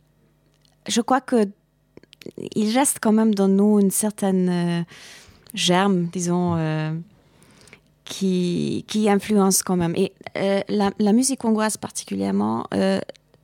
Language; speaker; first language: French; non-native, fluent; Hungarian